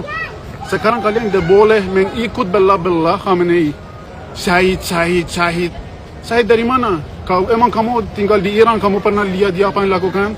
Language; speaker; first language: Indonesian; non-native, learner; Persian